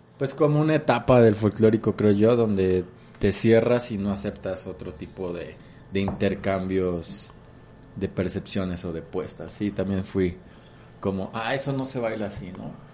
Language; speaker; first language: Spanish; native; Spanish